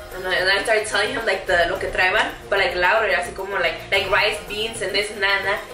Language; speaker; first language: English; early bilingual, other home language; Spanish